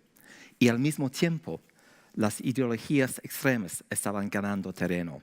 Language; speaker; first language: Spanish; non-native, fluent; English